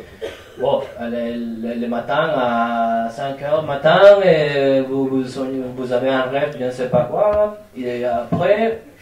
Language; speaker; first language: French; non-native, fluent; Spanish